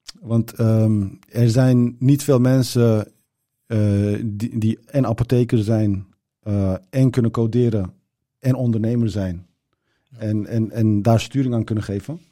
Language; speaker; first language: Dutch; early bilingual, other home language; Turkish